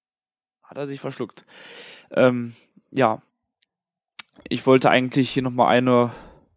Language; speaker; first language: German; native; German